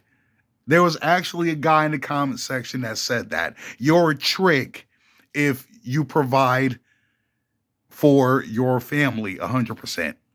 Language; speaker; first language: English; native; English